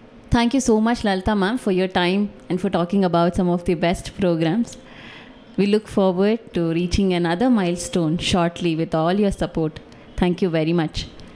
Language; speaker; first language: English; non-native, local second language; Kannada